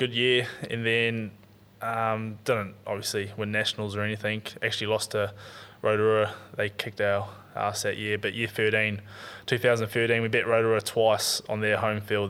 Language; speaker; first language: English; native; English